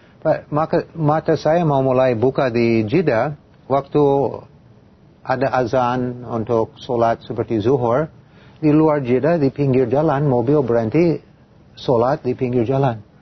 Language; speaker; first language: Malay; non-native, fluent; English